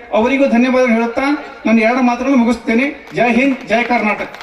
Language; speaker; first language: Kannada; non-native, local second language; Lambadi